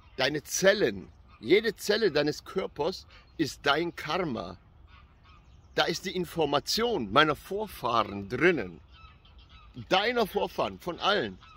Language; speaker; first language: German; early bilingual, other home language; Albanian